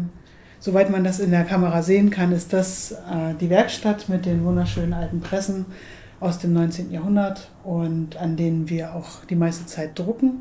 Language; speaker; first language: German; native; German